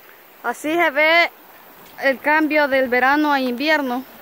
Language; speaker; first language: Spanish; native; Spanish